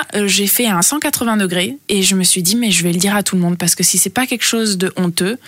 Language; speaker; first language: French; early bilingual, heritage; Italian